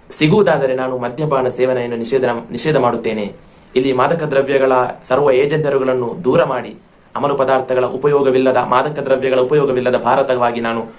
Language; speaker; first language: Kannada; non-native, local second language; Malayalam